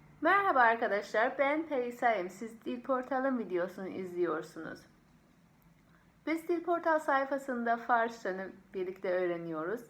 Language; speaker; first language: Turkish; non-native, fluent; Persian